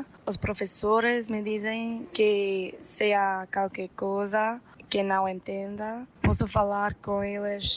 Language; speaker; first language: Portuguese; non-native, fluent; English